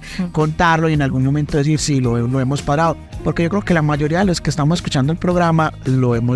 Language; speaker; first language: Spanish; native; Spanish